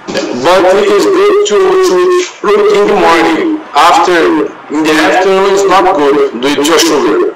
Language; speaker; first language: English; non-native, learner; Portuguese